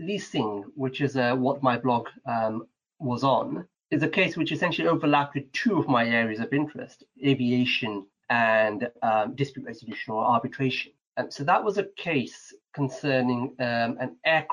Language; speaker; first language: English; native; English